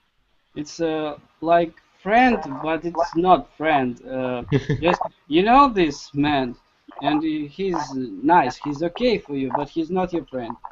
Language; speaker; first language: English; non-native, learner; Russian